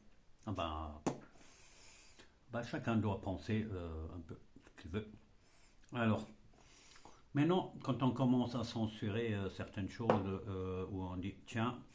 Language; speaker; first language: French; non-native, fluent; German